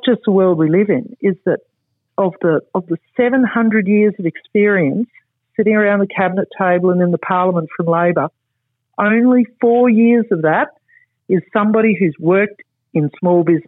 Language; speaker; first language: English; native; English